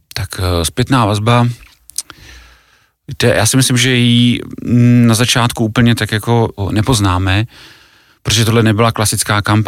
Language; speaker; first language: Czech; native; Czech